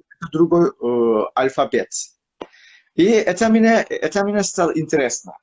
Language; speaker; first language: Russian; non-native, learner; Turkish